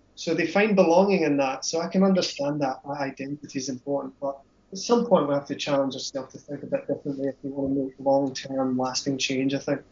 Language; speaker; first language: English; native; English